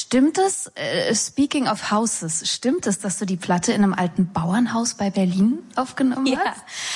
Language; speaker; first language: German; native; German